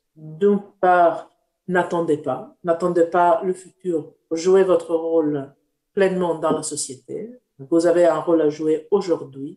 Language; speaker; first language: French; non-native, fluent; Italian